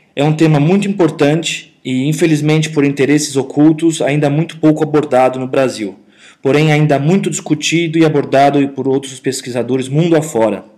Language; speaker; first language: Portuguese; native; Portuguese